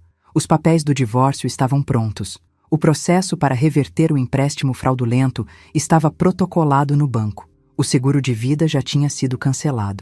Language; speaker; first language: Portuguese; native; Portuguese